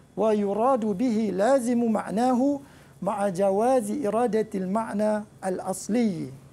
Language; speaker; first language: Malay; native; Malay